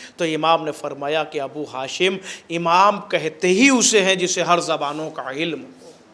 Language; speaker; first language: Urdu; native; Urdu